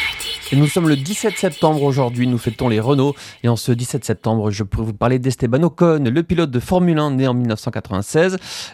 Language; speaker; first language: French; native; French